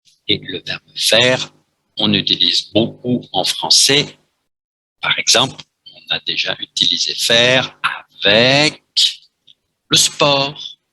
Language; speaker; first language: French; non-native, fluent; Vietnamese